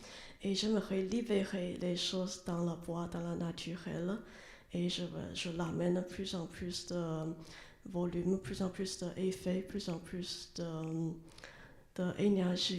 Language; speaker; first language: French; non-native, learner; Chinese